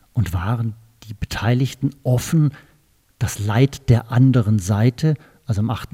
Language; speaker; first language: German; native; German